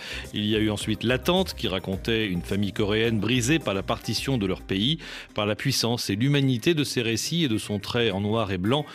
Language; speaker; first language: French; native; French